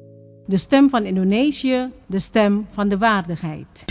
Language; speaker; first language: Dutch; non-native, fluent; Indonesian